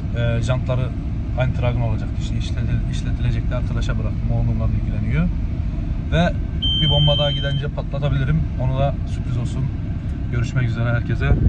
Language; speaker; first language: Turkish; early bilingual, heritage; Turkish